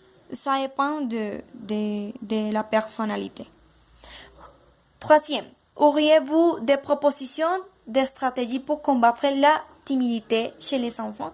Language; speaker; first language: French; non-native, learner; Spanish